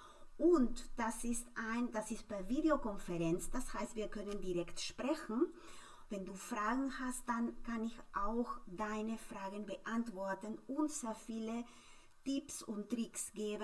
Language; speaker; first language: German; non-native, fluent; Spanish